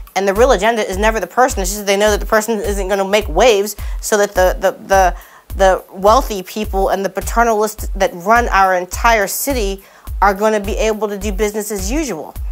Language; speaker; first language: English; native; English